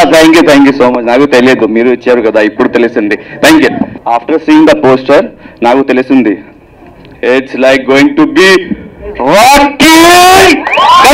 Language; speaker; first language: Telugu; non-native, learner; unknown